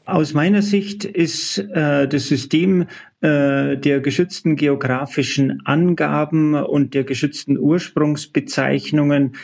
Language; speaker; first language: German; native; German